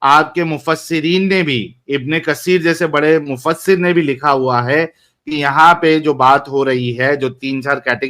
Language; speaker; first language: Hindi; native; Hindi